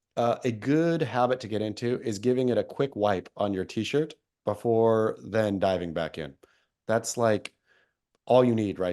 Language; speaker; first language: English; native; English